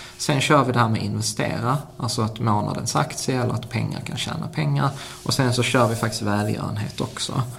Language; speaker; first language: Swedish; early bilingual, other home language; Czech